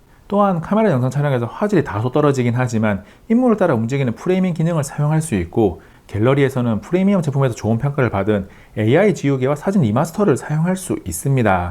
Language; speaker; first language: Korean; native; Korean